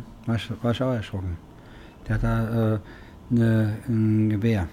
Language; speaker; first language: German; native; German